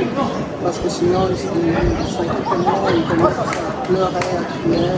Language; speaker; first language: French; non-native, fluent; Greek